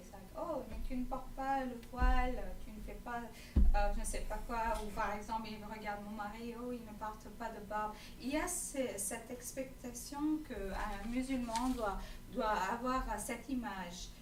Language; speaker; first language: French; non-native, fluent; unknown